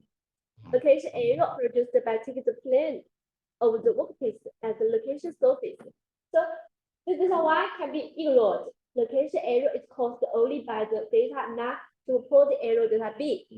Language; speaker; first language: English; non-native, learner; Chinese